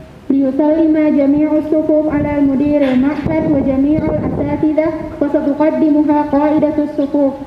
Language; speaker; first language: Arabic; non-native, learner; Indonesian